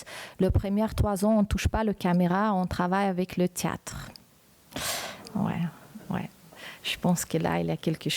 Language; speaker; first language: French; non-native, fluent; Uzbek